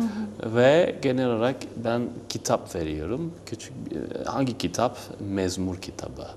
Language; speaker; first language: Turkish; non-native, learner; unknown